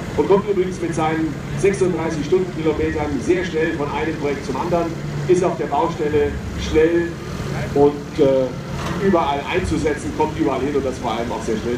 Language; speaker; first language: German; native; German